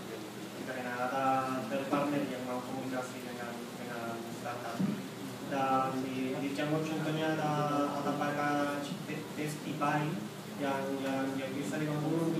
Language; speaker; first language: Indonesian; non-native, fluent; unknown